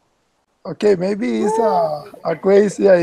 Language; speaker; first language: English; non-native, learner; Spanish